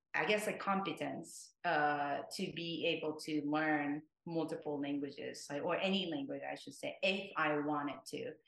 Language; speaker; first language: English; non-native, fluent; Japanese